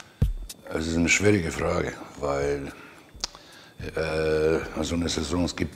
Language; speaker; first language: German; non-native, fluent; Croatian